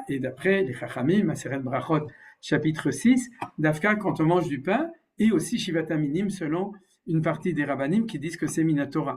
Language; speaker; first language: French; native; French